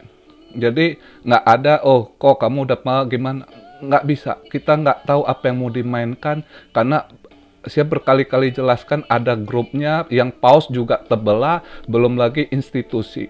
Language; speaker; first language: Indonesian; native; Indonesian